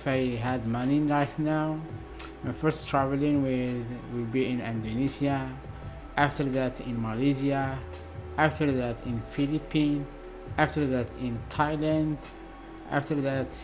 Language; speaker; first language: English; non-native, learner; Arabic